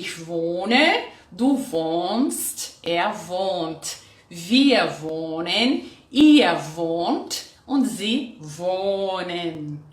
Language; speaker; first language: German; non-native, fluent; Portuguese